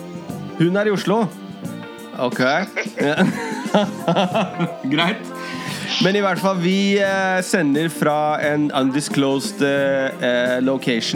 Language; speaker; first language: Norwegian; native; Norwegian